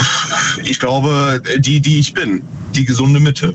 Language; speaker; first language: German; native; German